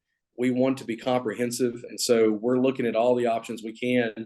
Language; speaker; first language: English; native; English